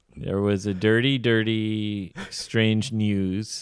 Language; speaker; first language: English; native; English